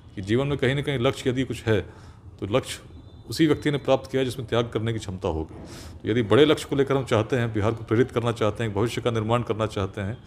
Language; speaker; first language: Hindi; native; Hindi